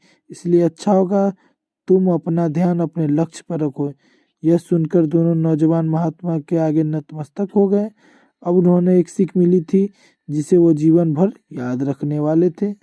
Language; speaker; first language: Hindi; native; Hindi